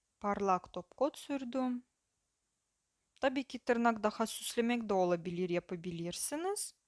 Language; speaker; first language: Turkish; non-native, learner; Russian